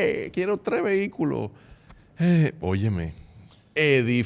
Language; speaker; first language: Spanish; native; Spanish